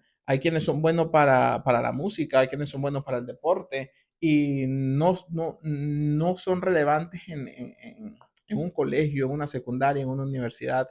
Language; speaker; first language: Spanish; native; Spanish